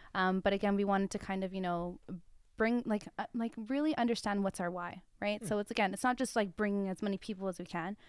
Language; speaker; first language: English; early bilingual, other home language; Tigrinya